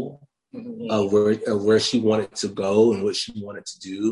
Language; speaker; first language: English; native; English